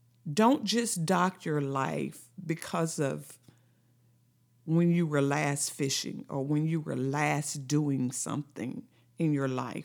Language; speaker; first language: English; native; English